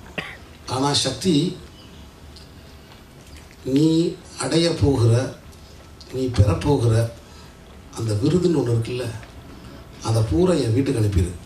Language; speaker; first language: Tamil; native; Tamil